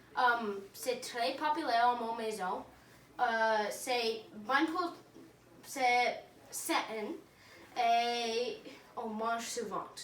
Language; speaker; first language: French; non-native, learner; English